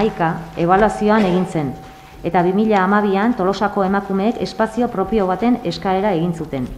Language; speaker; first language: Basque; native; Basque